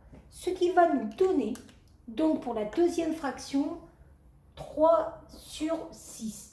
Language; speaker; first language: French; native; French